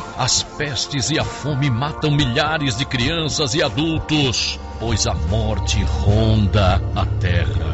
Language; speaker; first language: Portuguese; native; Portuguese